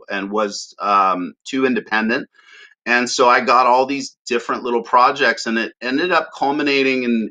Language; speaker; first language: English; native; English